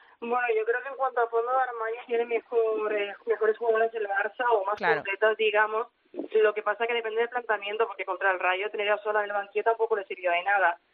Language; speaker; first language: Spanish; native; Spanish